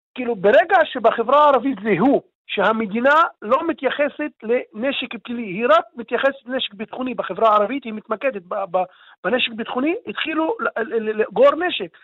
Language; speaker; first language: Hebrew; non-native, local second language; Arabic